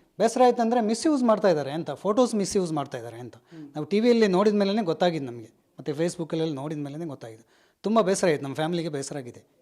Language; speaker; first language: Kannada; non-native, local second language; Kodava